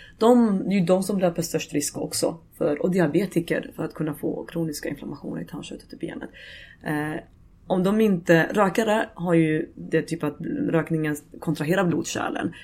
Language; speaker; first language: Swedish; early bilingual, other home language; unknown